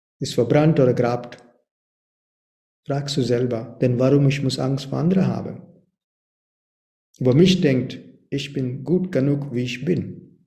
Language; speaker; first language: German; non-native, learner; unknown